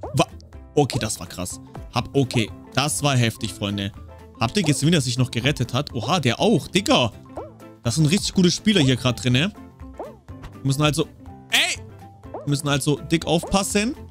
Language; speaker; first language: German; native; German